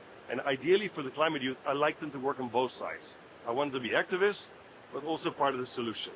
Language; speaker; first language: English; non-native, fluent; Dutch